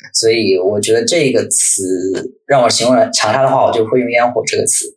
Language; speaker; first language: Chinese; native; Chinese